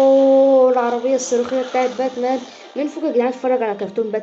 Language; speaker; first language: Arabic; native; Arabic